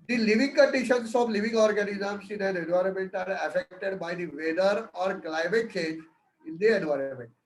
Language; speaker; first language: English; non-native, local second language; Marathi